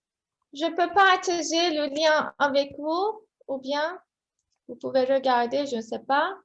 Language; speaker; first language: French; non-native, fluent; Turkish